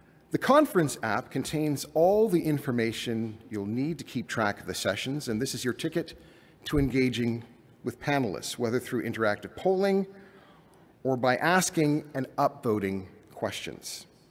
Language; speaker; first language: English; native; English